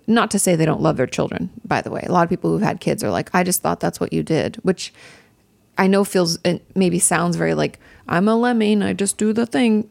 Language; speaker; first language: English; native; English